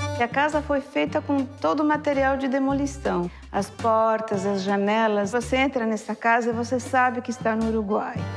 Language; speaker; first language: Portuguese; non-native, fluent; Spanish